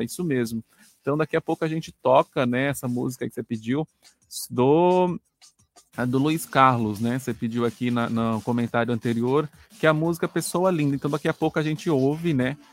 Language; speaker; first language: Portuguese; native; Portuguese